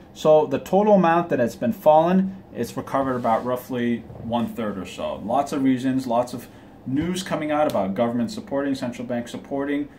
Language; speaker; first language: English; early bilingual, other home language; Japanese